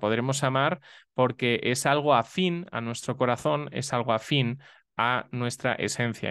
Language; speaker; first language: Spanish; native; Spanish